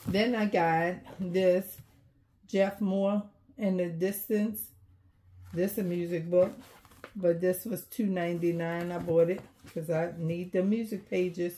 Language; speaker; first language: English; native; English